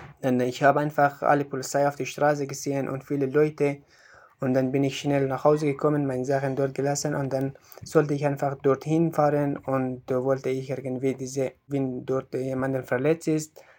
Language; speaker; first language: German; non-native, learner; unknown